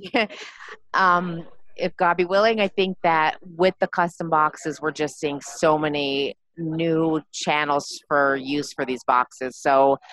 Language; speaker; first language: English; native; English